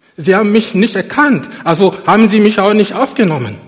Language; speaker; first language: German; non-native, fluent; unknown